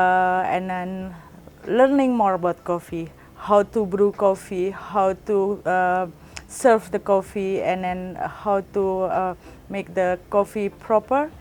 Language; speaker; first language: English; non-native, learner; Indonesian